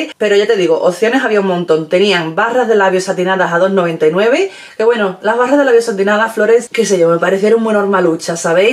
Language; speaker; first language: Spanish; native; Spanish